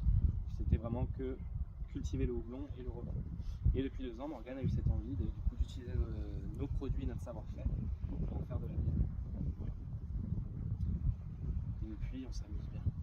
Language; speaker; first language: French; native; French